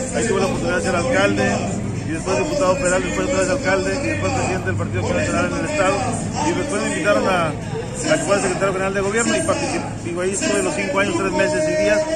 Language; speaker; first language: Spanish; native; Spanish